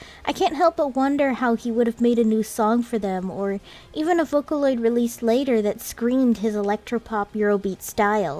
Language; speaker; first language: English; native; English